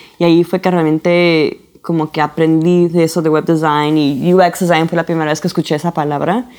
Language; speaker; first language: Spanish; early bilingual, heritage; Spanish